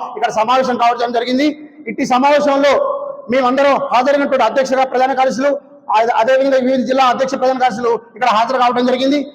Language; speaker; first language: Telugu; non-native, local second language; Lambadi